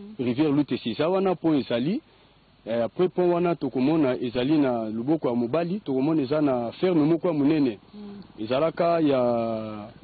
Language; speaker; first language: Lingala; native; Lingala